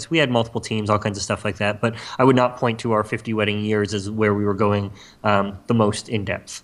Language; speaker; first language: English; native; English